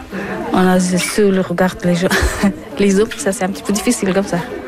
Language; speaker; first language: French; non-native, learner; Persian